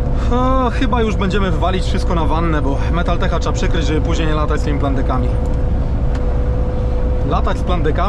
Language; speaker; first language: Polish; native; Polish